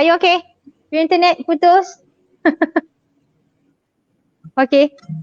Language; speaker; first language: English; non-native, local second language; Malay